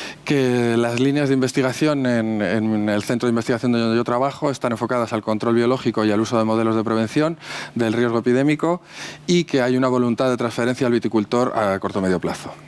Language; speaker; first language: Spanish; native; Spanish